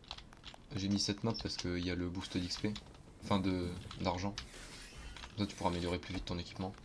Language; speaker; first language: French; native; French